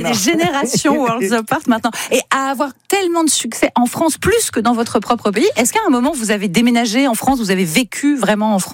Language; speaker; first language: French; native; French